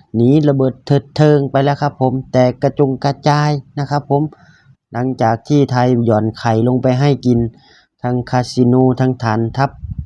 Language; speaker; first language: Thai; native; Thai